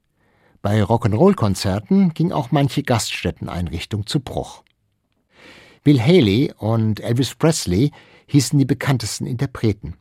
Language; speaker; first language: German; native; German